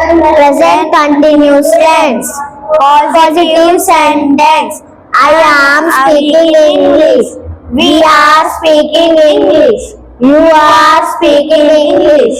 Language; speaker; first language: English; non-native, learner; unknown